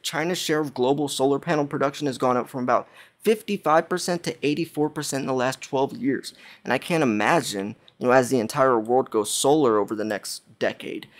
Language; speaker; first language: English; native; English